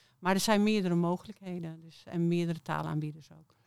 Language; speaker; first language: Dutch; native; Dutch